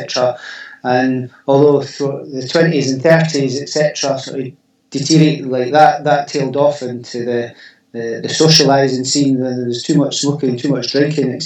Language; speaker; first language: English; native; English